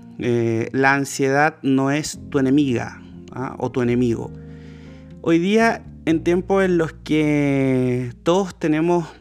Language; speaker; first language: Spanish; native; Spanish